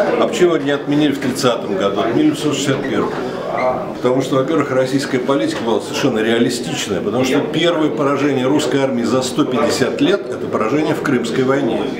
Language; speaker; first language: Russian; native; Russian